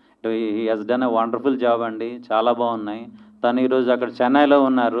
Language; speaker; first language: Telugu; native; Telugu